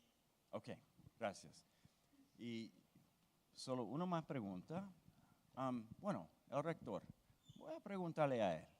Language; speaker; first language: Spanish; non-native, fluent; English